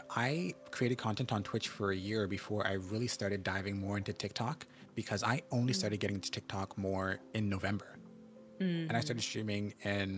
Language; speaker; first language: English; native; English